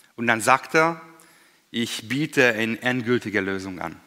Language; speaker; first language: German; non-native, fluent; Hungarian